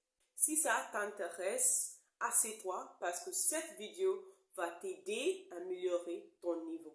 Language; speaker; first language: French; non-native, learner; English